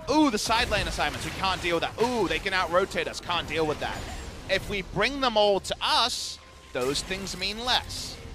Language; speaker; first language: English; native; English